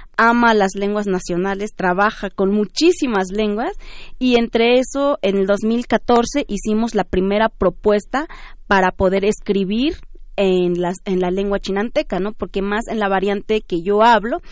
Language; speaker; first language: Spanish; early bilingual, other home language; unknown